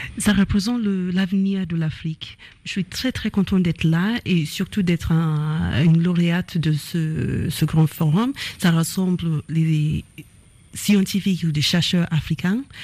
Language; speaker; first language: French; non-native, fluent; English